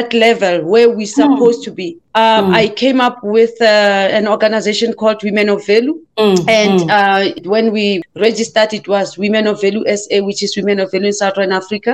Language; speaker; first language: English; non-native, local second language; Southern Sotho